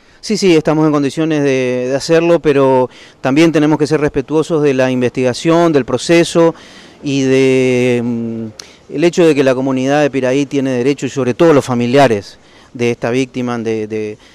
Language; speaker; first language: Spanish; native; Spanish